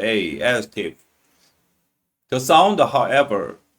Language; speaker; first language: English; non-native, fluent; Korean